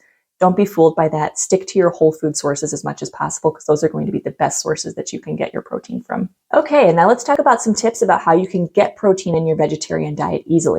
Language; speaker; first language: English; native; English